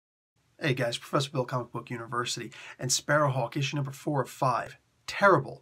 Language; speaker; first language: English; native; English